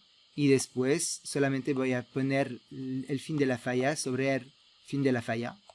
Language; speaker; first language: Spanish; non-native, fluent; French